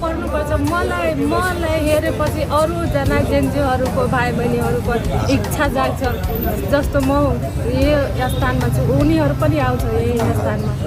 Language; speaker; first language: Nepali; non-native, local second language; Maithili